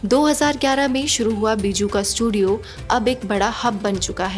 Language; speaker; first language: Hindi; native; Hindi